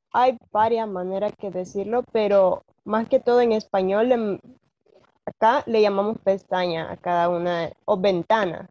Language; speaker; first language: Spanish; non-native, learner; English